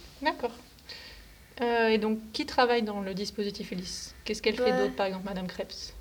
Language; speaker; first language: French; native; French